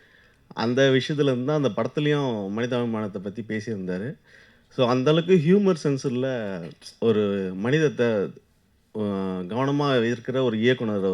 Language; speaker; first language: Tamil; native; Tamil